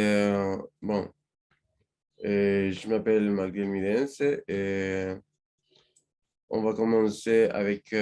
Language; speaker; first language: French; non-native, learner; Spanish